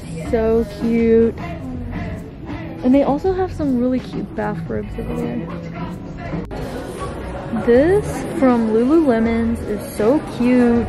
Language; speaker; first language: English; native; English